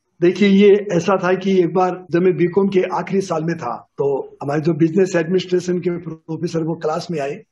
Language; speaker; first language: Hindi; native; Hindi